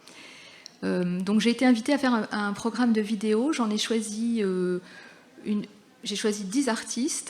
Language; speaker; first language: French; native; French